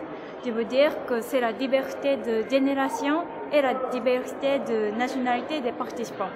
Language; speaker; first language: French; non-native, fluent; Japanese